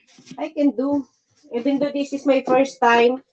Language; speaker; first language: English; non-native, learner; Filipino